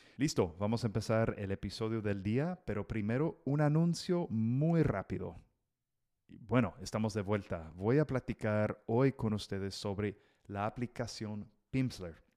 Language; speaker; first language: Spanish; non-native, fluent; English